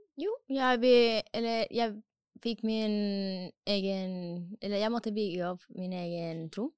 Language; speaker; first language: Norwegian; non-native, learner; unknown